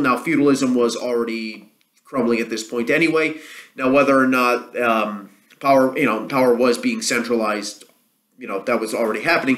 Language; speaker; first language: English; native; English